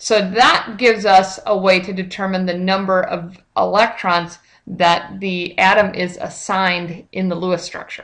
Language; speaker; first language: English; native; English